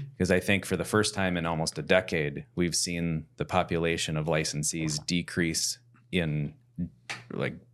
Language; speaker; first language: English; native; English